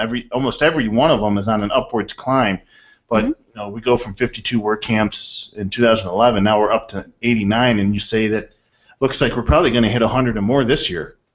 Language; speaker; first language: English; native; English